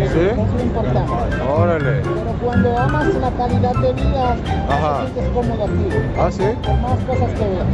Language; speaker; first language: Spanish; non-native, learner; Korean